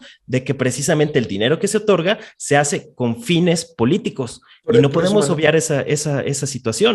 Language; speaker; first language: Spanish; native; Spanish